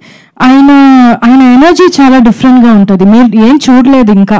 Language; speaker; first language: Telugu; non-native, fluent; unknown